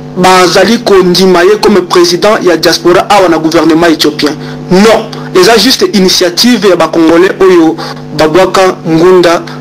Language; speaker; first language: Lingala; native; Lingala